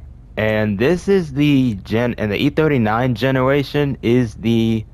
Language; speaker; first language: English; native; English